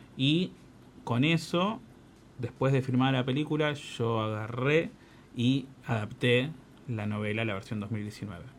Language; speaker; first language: Spanish; native; Spanish